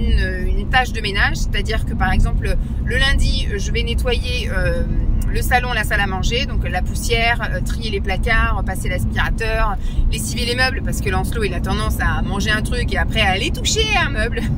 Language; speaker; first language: French; native; French